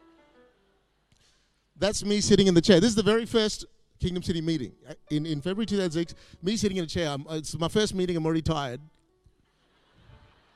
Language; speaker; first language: English; native; English